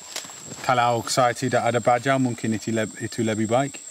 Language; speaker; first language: Indonesian; non-native, learner; English